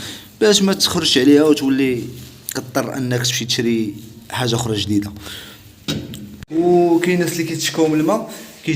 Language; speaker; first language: Arabic; native; Arabic